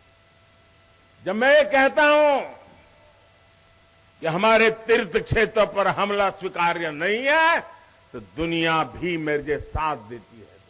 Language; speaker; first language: Hindi; non-native, local second language; Gujarati